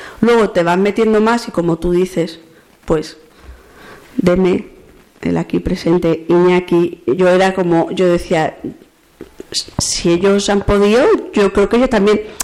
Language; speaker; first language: Spanish; native; Spanish